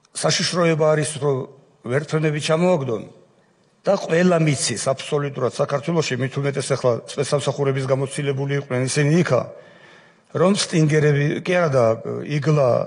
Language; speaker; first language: Georgian; non-native, local second language; Svan